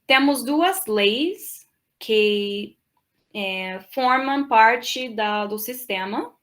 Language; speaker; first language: Portuguese; non-native, fluent; English